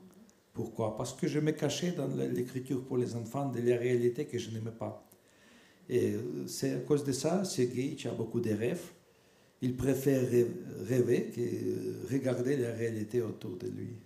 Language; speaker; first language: French; non-native, fluent; Russian